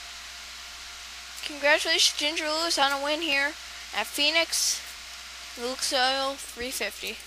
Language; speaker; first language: English; native; English